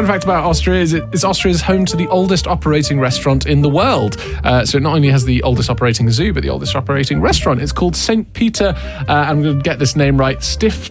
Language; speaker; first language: English; native; English